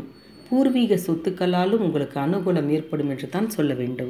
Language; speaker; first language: Tamil; native; Tamil